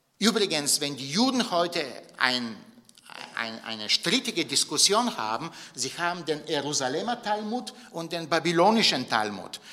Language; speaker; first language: German; non-native, fluent; Bulgarian